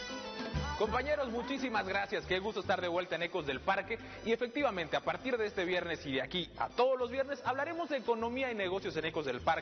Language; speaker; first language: Spanish; native; Spanish